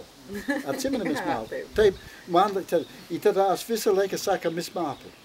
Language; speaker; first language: Lithuanian; non-native, learner; English